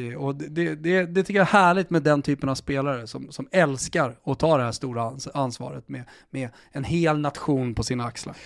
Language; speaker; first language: Swedish; native; Swedish